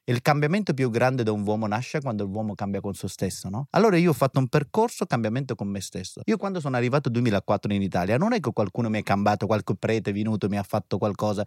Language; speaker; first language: Italian; non-native, fluent; Persian